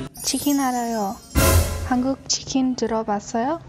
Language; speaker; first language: Korean; non-native, learner; English